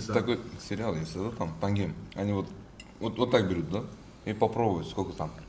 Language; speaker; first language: Russian; non-native, local second language; Uzbek